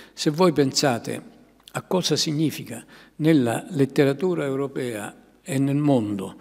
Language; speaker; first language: Italian; native; Italian